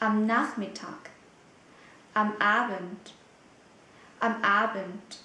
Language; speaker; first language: German; non-native, fluent; Vietnamese